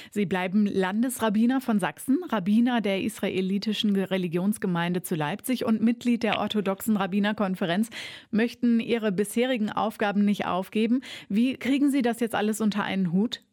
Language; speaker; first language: German; native; German